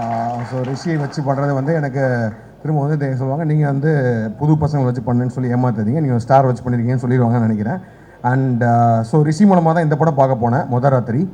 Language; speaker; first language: Tamil; native; Tamil